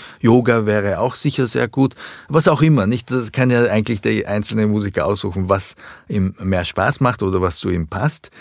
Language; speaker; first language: German; early bilingual, other home language; Japanese